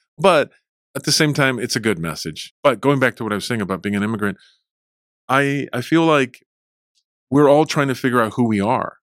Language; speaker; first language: English; early bilingual, other home language; Spanish